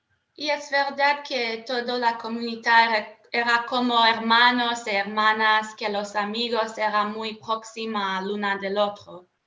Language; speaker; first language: Spanish; non-native, learner; English